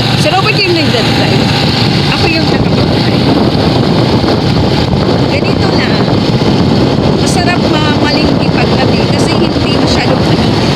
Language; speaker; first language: Filipino; non-native, local second language; Waray